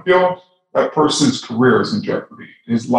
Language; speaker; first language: English; native; English